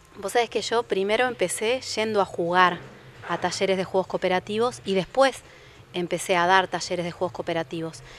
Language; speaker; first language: Spanish; native; Spanish